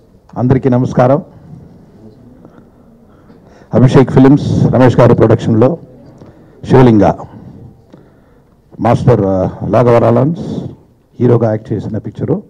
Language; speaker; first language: Telugu; non-native, fluent; Tamil